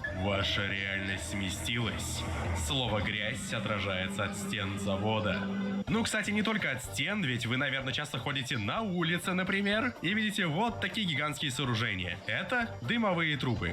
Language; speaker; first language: Russian; native; Russian